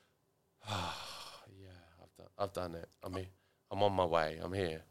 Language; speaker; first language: English; native; English